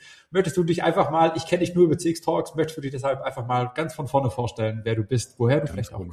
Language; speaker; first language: German; native; German